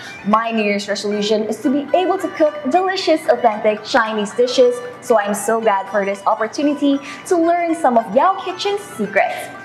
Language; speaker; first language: English; non-native, local second language; Filipino